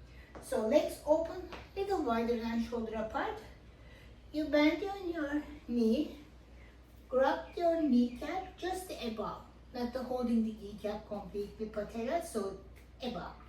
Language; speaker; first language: English; non-native, fluent; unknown